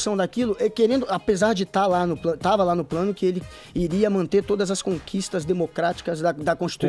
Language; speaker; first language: Portuguese; native; Portuguese